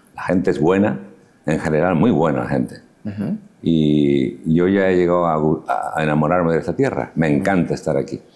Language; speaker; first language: Spanish; native; Spanish